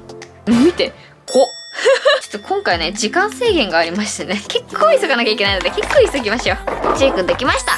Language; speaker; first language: Japanese; native; Japanese